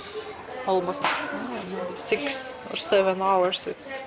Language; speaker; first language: English; non-native, learner; Russian